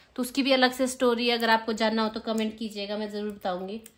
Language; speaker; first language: Hindi; native; Hindi